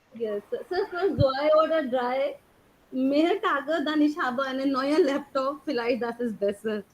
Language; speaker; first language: German; non-native, learner; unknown